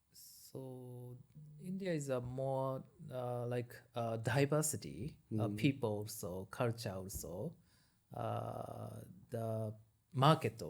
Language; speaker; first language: English; non-native, learner; Japanese